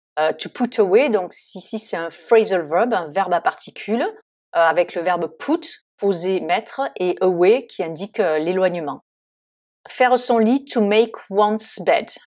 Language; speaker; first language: French; native; French